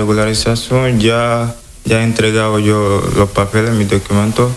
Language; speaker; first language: Spanish; non-native, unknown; Wolof